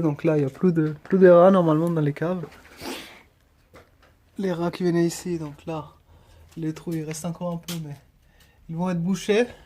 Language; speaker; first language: French; early bilingual, other home language; Spanish